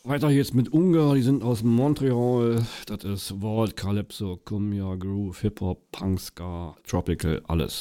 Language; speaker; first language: German; native; German